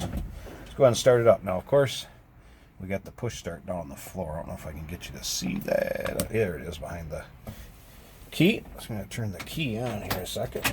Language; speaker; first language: English; native; English